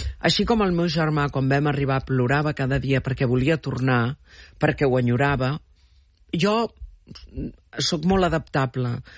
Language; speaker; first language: Catalan; early bilingual, heritage; Catalan